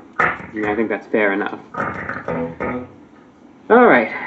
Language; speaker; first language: English; native; English